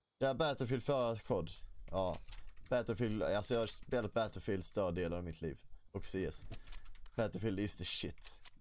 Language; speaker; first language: Swedish; native; Swedish